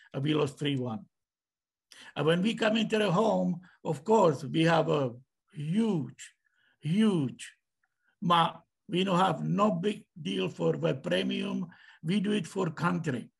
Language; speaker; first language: English; non-native, learner; Czech